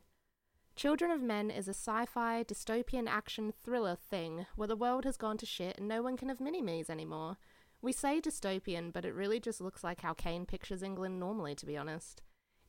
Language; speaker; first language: English; native; English